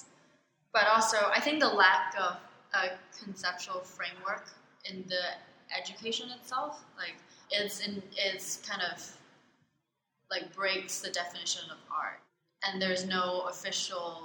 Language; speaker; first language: English; non-native, local second language; Cantonese